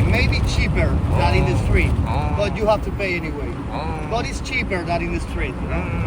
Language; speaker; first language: English; non-native, fluent; Spanish